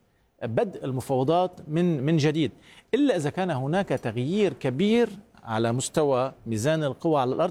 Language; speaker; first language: Arabic; native; Arabic